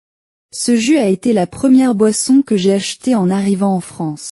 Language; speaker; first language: French; non-native, learner; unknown